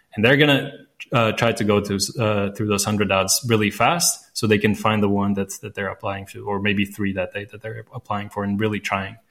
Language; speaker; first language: English; non-native, fluent; Latvian